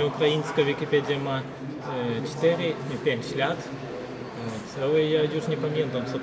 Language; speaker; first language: Polish; non-native, learner; Ukrainian